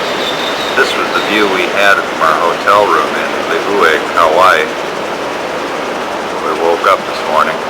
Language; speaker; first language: English; native; English